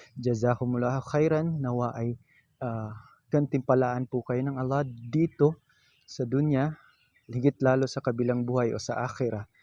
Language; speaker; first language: Filipino; non-native, local second language; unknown